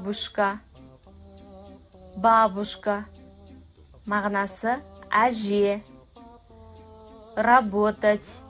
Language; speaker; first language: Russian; non-native, fluent; Kazakh